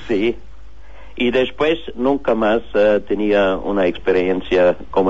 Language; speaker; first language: Spanish; non-native, learner; German